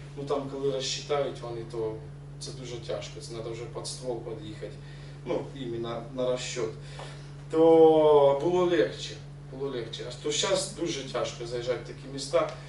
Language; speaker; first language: Ukrainian; non-native, local second language; Russian